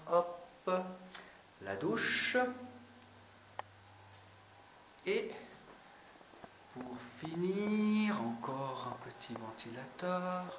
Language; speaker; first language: French; native; French